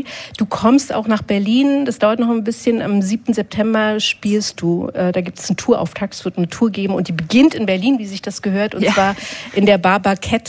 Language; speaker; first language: German; native; German